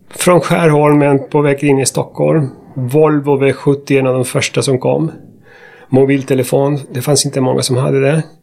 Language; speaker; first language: Swedish; non-native, fluent; Spanish